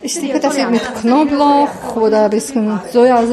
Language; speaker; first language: German; non-native, learner; Chinese